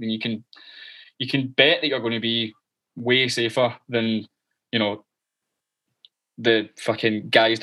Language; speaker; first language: English; native; English